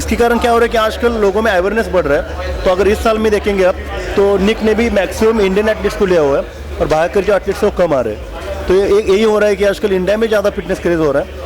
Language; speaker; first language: Hindi; non-native, local second language; Marathi